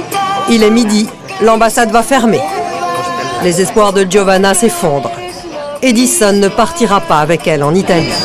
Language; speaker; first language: French; native; French